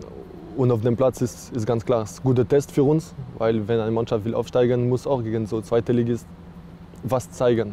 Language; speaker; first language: German; non-native, learner; French